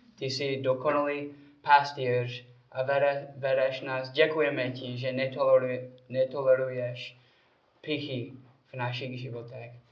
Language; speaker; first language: Czech; non-native, learner; English